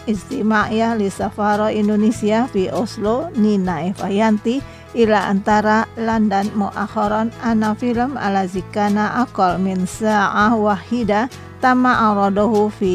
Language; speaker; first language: Arabic; non-native, fluent; Indonesian